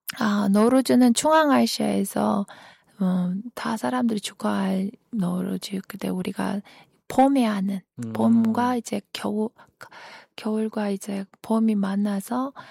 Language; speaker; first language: Korean; non-native, fluent; Kyrgyz